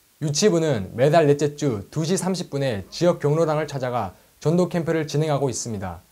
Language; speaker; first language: Korean; native; Korean